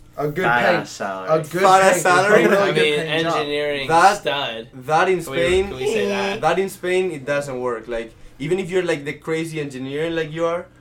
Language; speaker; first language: English; early bilingual, other home language; Italian